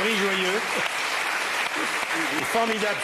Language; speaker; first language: French; native; French